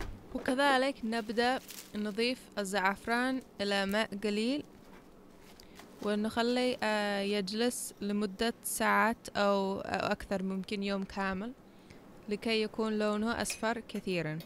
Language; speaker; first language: Arabic; non-native, learner; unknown